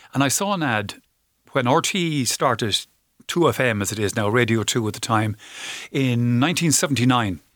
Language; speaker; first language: English; native; English